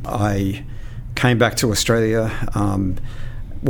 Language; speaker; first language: English; native; English